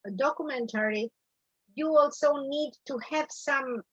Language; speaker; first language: English; non-native, learner; Albanian